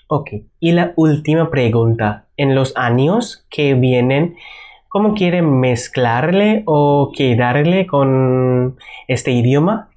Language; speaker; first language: Spanish; non-native, learner; Bangla